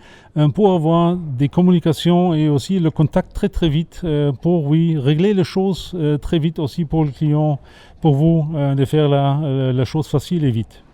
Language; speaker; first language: French; non-native, fluent; German